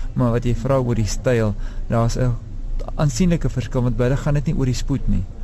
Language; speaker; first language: Afrikaans; native; Afrikaans